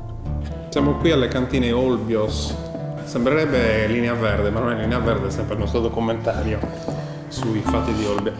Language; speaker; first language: Italian; native; Italian